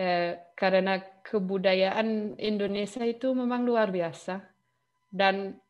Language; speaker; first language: Indonesian; non-native, fluent; German